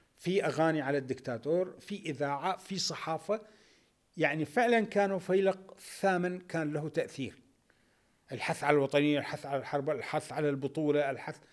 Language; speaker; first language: Arabic; native; Arabic